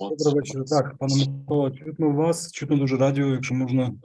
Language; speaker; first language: Ukrainian; native; Ukrainian